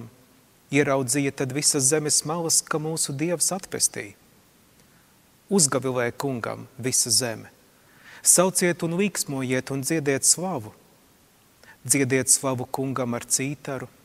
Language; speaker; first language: Latvian; native; Latvian